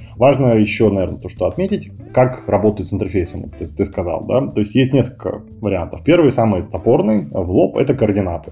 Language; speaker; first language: Russian; native; Russian